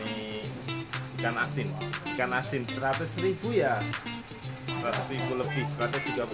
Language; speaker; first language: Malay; non-native, local second language; Javanese